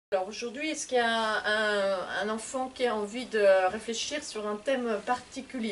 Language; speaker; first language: French; native; French